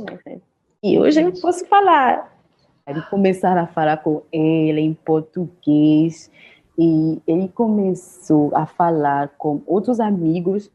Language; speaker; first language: Portuguese; non-native, learner; French